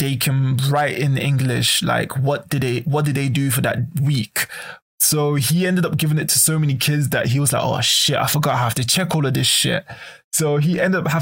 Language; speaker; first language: English; native; English